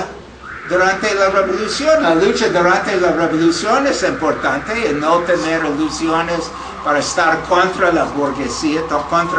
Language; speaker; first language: Spanish; non-native, fluent; English